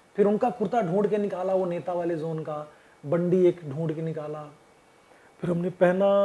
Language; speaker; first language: Hindi; native; Hindi